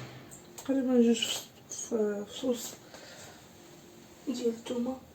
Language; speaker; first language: Arabic; native; Arabic